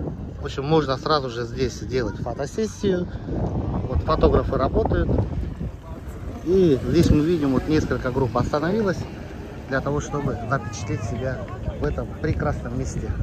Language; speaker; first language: Russian; native; Russian